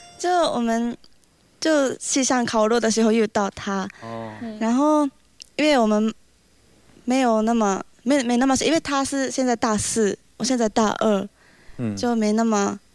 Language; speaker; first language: Chinese; non-native, learner; Japanese